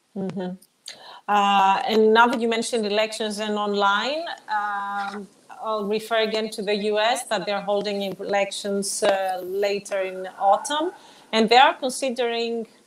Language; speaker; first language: English; non-native, fluent; Greek